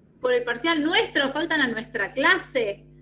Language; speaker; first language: Spanish; native; Spanish